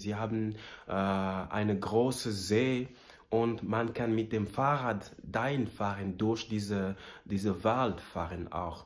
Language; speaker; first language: German; non-native, learner; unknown